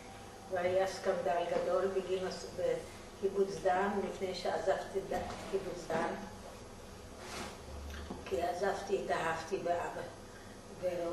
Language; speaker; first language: Hebrew; non-native, fluent; German